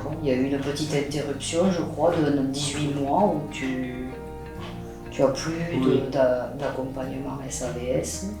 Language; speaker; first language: French; native; French